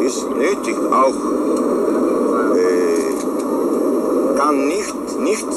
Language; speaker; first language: German; non-native, fluent; Polish